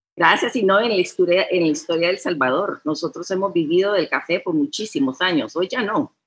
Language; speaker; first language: Spanish; early bilingual, heritage; Spanish